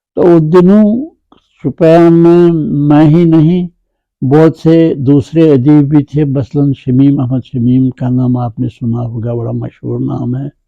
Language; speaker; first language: Urdu; non-native, local second language; Kashmiri